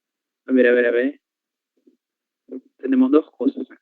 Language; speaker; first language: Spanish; non-native, fluent; Portuguese